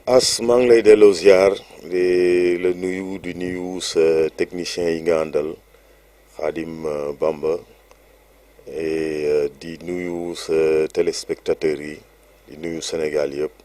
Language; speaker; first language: Wolof; native; Wolof